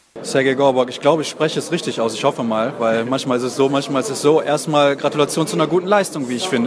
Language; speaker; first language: German; native; German